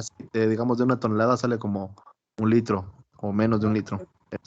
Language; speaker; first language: Spanish; native; Spanish